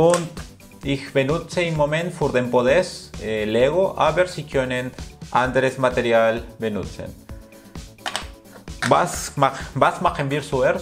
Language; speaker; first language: German; non-native, learner; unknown